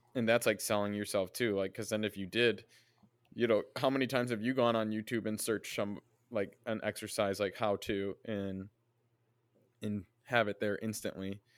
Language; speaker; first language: English; native; English